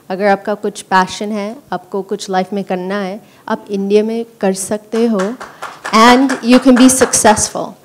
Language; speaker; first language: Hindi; early bilingual, heritage; English